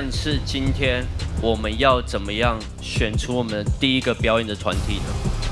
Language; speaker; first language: Chinese; native; Chinese